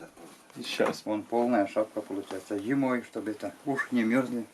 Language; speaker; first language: Russian; native; Russian